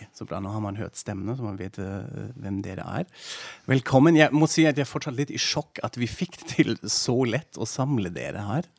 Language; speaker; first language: Norwegian; non-native, fluent; German